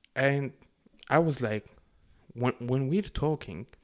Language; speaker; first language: English; non-native, fluent; Arabic